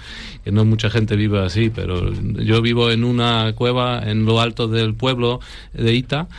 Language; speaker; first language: Spanish; non-native, fluent; Polish